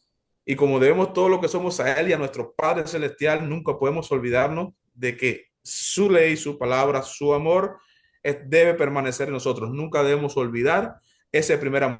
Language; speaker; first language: Spanish; native; Spanish